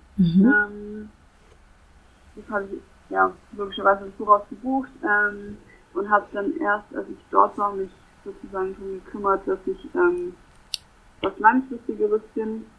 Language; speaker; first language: German; native; German